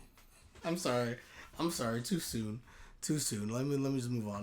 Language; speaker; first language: English; native; English